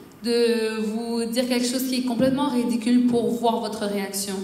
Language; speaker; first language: French; native; French